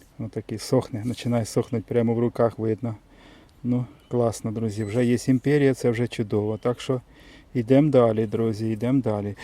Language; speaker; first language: Ukrainian; non-native, local second language; Russian